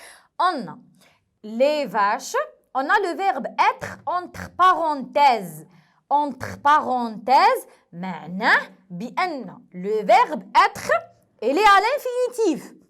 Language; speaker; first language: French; non-native, local second language; Arabic